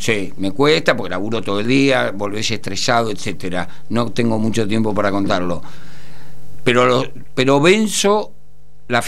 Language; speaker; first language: Spanish; native; Spanish